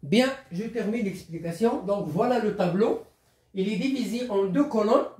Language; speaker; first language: French; non-native, local second language; Arabic